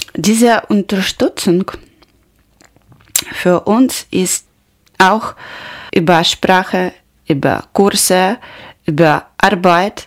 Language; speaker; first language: German; non-native, learner; Ukrainian